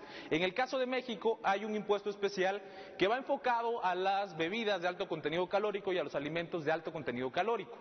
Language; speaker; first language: Spanish; native; Spanish